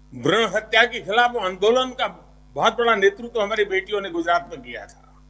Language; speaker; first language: Hindi; non-native, local second language; Gujarati